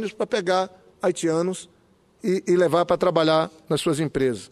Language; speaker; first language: Portuguese; native; Portuguese